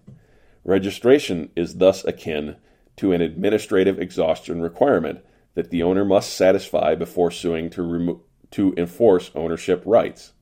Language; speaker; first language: English; native; English